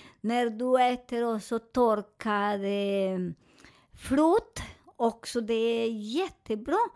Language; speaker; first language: Swedish; non-native, fluent; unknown